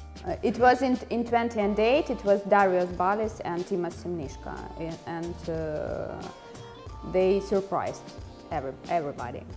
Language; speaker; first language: English; non-native, fluent; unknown